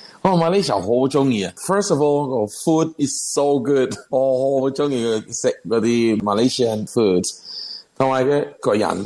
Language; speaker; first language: Cantonese; non-native, learner; Spanish